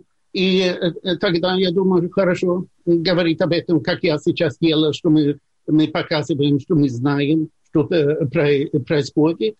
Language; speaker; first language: Russian; non-native, fluent; Swedish